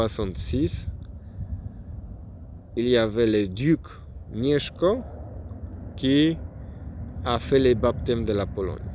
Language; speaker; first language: French; non-native, learner; Polish